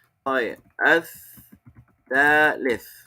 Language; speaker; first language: Arabic; non-native, fluent; English